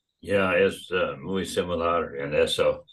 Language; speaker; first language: Spanish; non-native, learner; English